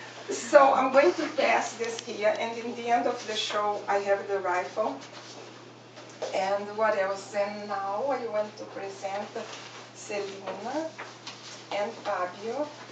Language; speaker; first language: English; non-native, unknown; Portuguese